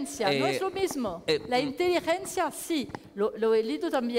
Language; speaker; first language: Spanish; non-native, learner; French